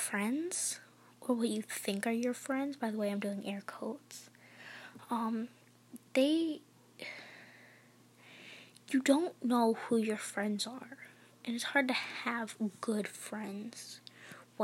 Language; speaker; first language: English; native; English